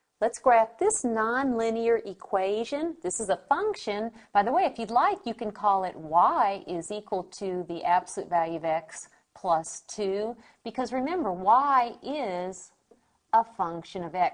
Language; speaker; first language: English; native; English